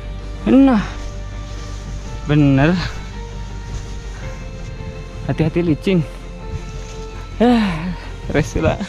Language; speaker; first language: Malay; non-native, local second language; Sundanese